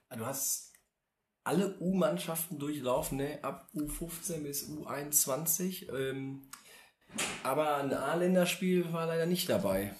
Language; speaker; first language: German; native; German